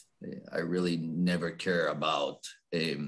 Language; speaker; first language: English; non-native, fluent; Spanish